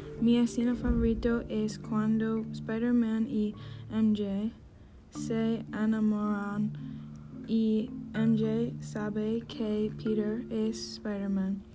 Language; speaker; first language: Spanish; non-native, learner; English